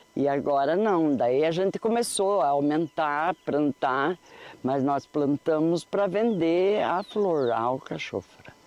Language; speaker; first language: Portuguese; native; Portuguese